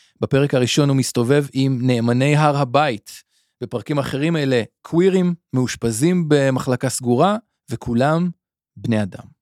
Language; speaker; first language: Hebrew; native; Hebrew